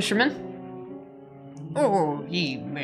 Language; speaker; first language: English; native; English